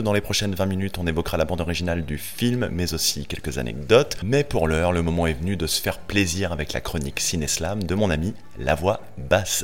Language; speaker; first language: French; native; French